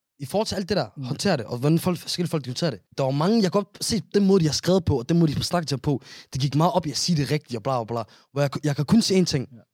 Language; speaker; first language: Danish; early bilingual, other home language; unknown